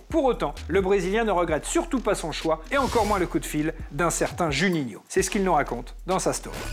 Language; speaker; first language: French; native; French